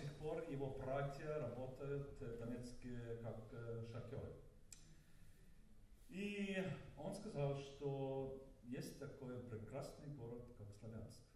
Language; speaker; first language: Russian; non-native, learner; Estonian